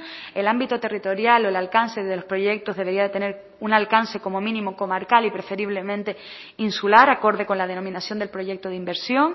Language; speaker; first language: Spanish; native; Spanish